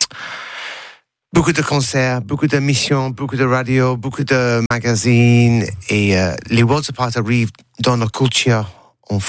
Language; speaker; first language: French; non-native, learner; English